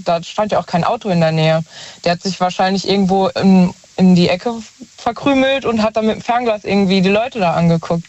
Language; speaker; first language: German; native; German